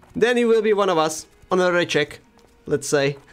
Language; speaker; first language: English; non-native, fluent; Czech